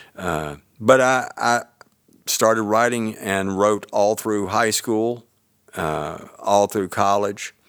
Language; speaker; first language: English; native; English